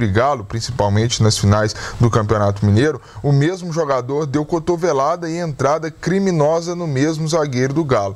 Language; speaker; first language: Portuguese; native; Portuguese